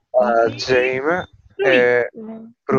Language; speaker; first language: French; non-native, learner; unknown